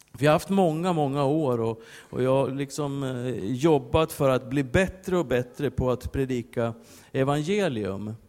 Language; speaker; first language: Swedish; native; Swedish